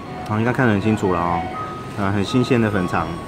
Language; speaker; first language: Chinese; native; Chinese